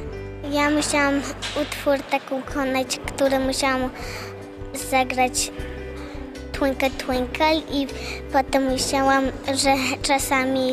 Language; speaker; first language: Polish; early bilingual, heritage; Polish